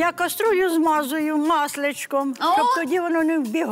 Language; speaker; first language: Ukrainian; native; Ukrainian